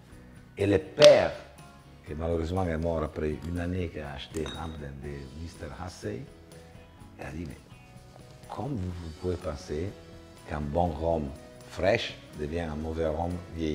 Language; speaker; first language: French; non-native, fluent; Italian